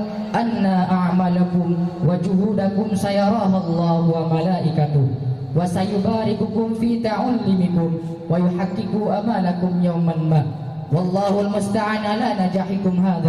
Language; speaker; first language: Arabic; non-native, learner; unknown